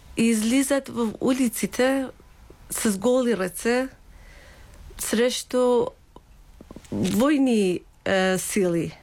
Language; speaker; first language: Bulgarian; non-native, learner; Persian